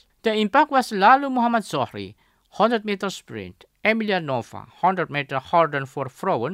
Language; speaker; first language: Dutch; non-native, fluent; Indonesian